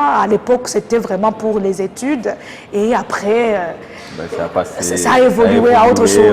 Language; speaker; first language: French; non-native, local second language; Kinyarwanda